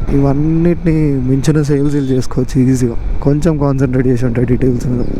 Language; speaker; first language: Telugu; non-native, local second language; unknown